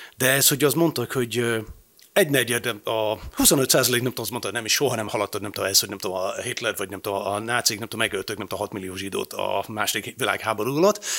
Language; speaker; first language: Hungarian; non-native, fluent; English